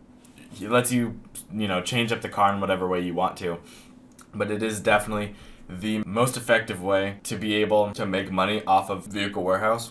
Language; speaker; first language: English; native; English